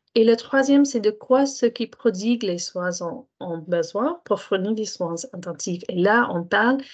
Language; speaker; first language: French; non-native, fluent; English